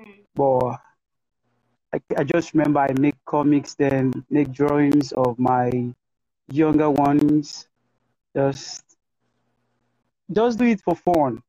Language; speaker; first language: English; non-native, local second language; Yoruba